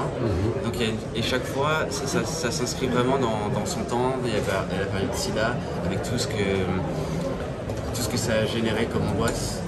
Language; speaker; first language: French; native; French